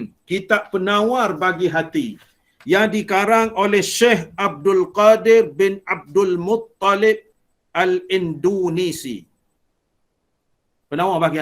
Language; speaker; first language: Malay; native; Malay